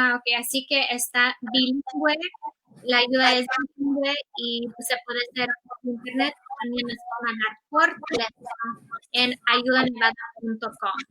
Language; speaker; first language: Spanish; early bilingual, heritage; Spanish